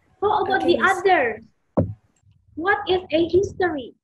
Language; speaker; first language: English; non-native, fluent; Indonesian